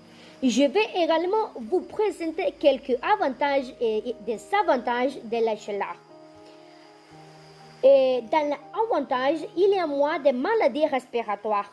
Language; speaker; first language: French; non-native, learner; Spanish